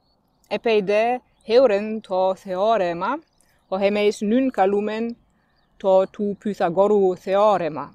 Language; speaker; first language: Greek; non-native, fluent; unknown